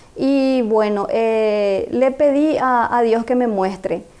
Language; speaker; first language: Spanish; native; Spanish